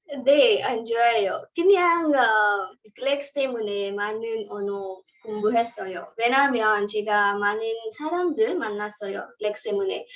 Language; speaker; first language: Korean; non-native, learner; Marathi